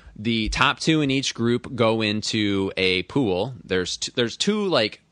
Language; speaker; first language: English; early bilingual, other home language; Filipino